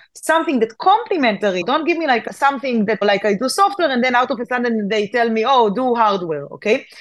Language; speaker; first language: English; non-native, fluent; Hebrew